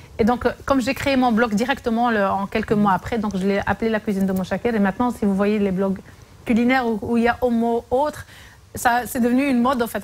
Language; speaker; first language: French; non-native, local second language; Arabic